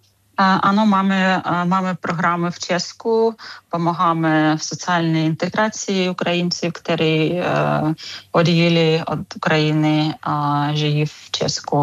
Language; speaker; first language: Czech; non-native, fluent; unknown